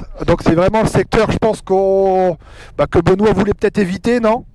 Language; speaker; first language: French; native; French